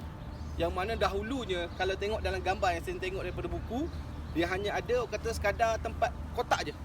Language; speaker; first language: Malay; native; Malay